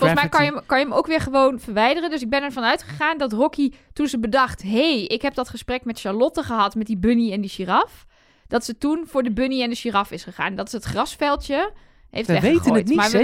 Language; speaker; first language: Dutch; native; Dutch